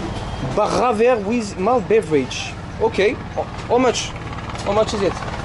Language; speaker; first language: English; non-native, learner; French